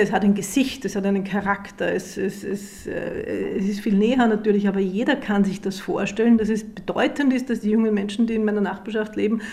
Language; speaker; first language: German; native; German